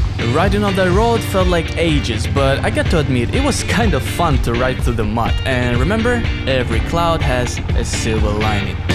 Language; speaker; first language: English; non-native, fluent; Russian